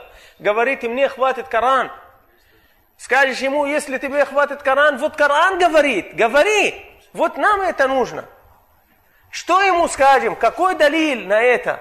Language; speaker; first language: Russian; non-native, fluent; Arabic